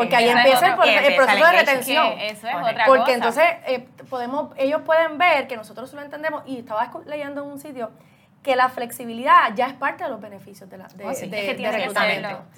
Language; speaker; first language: Spanish; native; Spanish